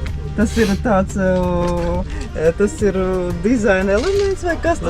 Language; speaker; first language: Latvian; native; Latvian